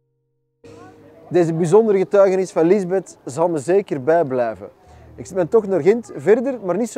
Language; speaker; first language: Dutch; native; Dutch